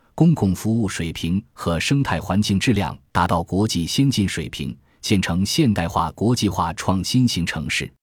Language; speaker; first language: Chinese; native; Chinese